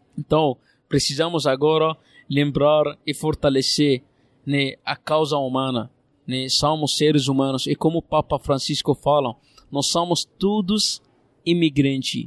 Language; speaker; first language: Portuguese; non-native, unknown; Arabic